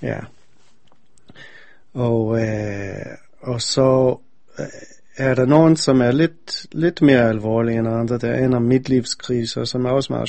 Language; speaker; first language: Danish; non-native, fluent; English